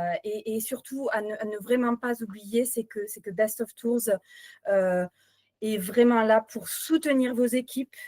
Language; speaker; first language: French; native; French